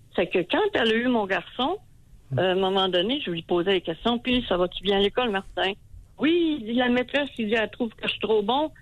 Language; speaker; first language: French; native; French